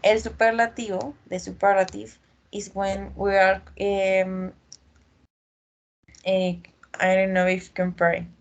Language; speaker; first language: English; non-native, learner; Spanish